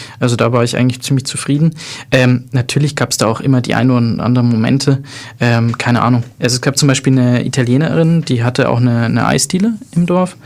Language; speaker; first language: German; native; German